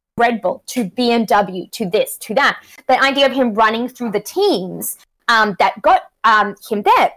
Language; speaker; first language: English; native; English